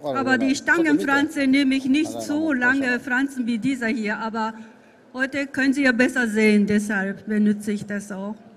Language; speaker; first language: German; non-native, fluent; Japanese